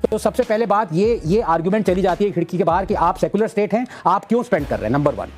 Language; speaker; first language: Hindi; non-native, local second language; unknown